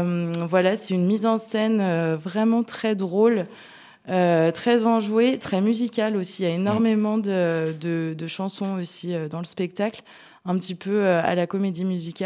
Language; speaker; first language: French; native; French